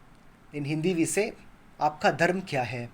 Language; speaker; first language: Hindi; non-native, local second language; Kannada